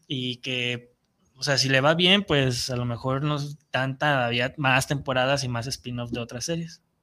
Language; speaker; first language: Spanish; native; Spanish